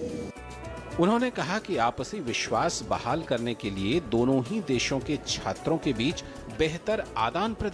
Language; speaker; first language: Hindi; native; Hindi